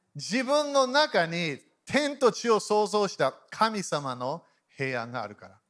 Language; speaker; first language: Japanese; native; Japanese